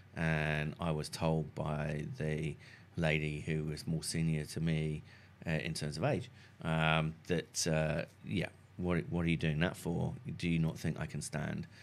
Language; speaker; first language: English; native; English